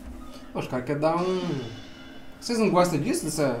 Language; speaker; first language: Portuguese; native; Portuguese